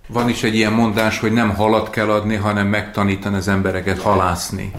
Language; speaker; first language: Hungarian; native; Hungarian